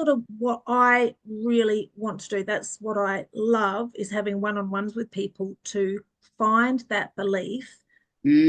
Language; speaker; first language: English; early bilingual, other home language; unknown